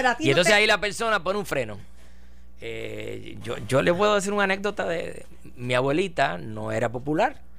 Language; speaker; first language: Spanish; native; Spanish